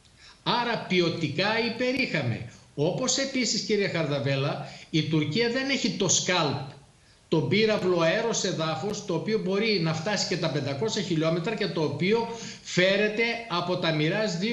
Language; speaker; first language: Greek; native; Greek